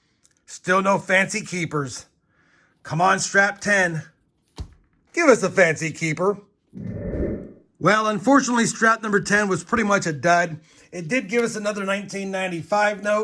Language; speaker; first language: English; native; English